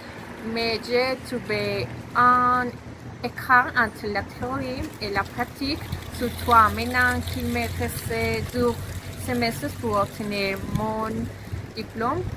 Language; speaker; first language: French; non-native, learner; Spanish